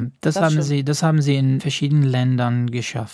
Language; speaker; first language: German; non-native, fluent; Arabic